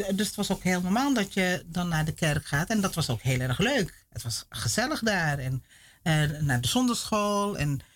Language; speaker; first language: Dutch; native; Dutch